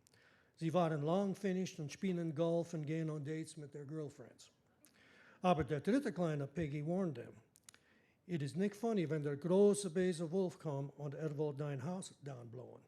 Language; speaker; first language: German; early bilingual, heritage; English